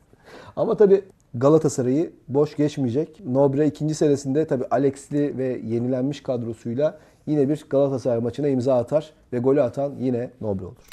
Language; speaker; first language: Turkish; native; Turkish